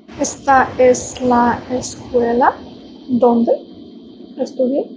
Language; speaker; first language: Spanish; non-native, learner; Russian